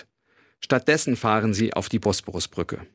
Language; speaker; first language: German; native; German